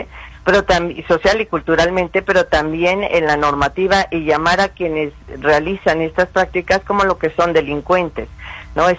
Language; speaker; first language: Spanish; native; Spanish